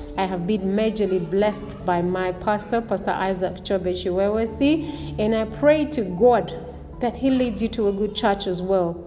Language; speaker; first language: English; non-native, local second language; Ganda